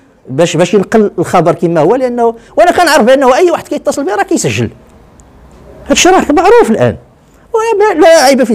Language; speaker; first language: Arabic; native; Arabic